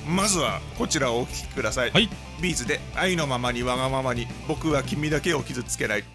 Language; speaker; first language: Japanese; native; Japanese